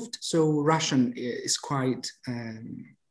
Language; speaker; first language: English; non-native, fluent; Greek